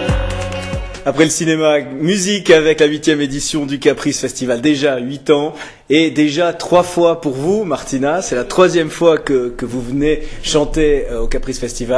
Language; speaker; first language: French; native; French